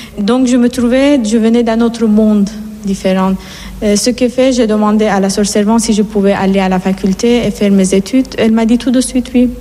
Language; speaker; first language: French; non-native, fluent; Persian